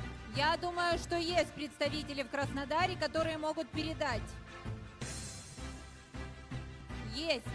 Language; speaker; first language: Russian; native; Russian